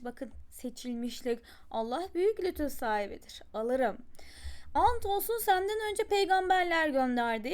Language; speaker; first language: Turkish; native; Turkish